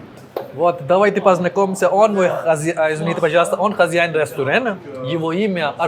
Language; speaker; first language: Russian; non-native, learner; Hindi